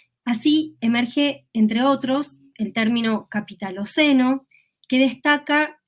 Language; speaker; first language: Spanish; native; Spanish